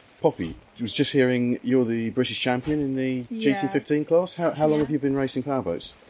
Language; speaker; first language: English; native; English